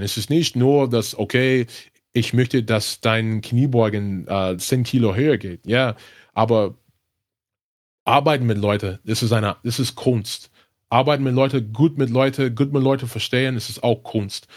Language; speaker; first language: German; non-native, learner; English